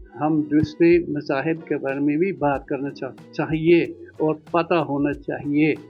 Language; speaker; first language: Urdu; non-native, fluent; Dutch